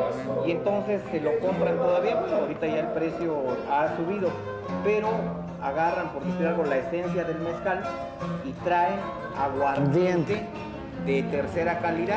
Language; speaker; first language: Spanish; native; Spanish